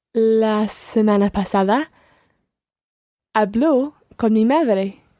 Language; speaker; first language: Spanish; non-native, learner; English